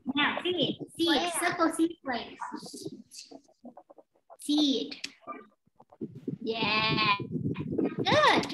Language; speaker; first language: English; non-native, fluent; Vietnamese